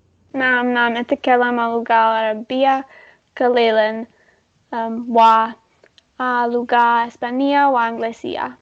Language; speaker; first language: Arabic; non-native, learner; English